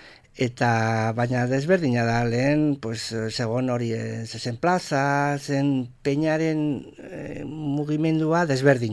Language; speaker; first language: Basque; non-native, local second language; Spanish